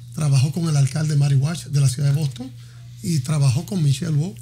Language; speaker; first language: Spanish; native; Spanish